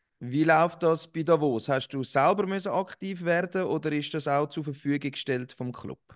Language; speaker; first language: German; native; German